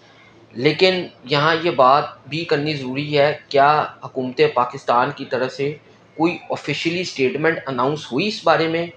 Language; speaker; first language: Urdu; non-native, local second language; Punjabi